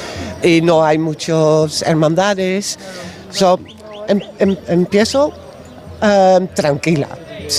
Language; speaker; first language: Spanish; non-native, learner; Dutch